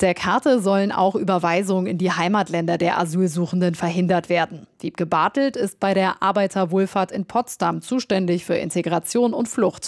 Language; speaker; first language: German; native; German